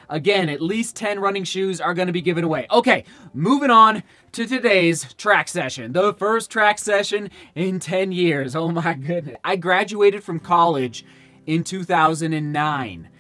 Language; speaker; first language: English; native; English